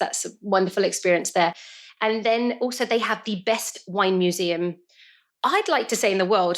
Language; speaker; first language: English; native; English